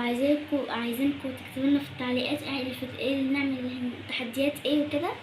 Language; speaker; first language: Arabic; native; Arabic